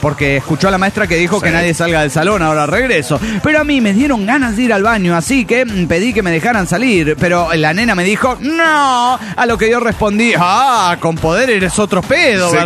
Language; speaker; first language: Spanish; native; Spanish